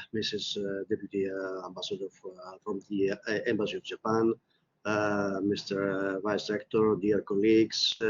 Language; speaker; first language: English; non-native, fluent; Greek